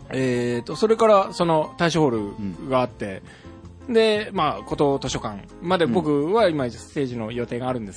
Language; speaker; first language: Japanese; native; Japanese